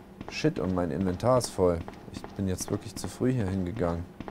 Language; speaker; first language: German; native; German